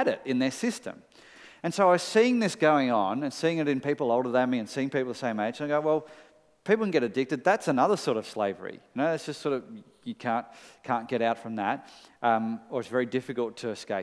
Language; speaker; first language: English; native; English